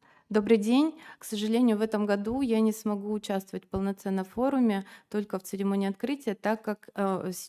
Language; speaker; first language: Russian; native; Russian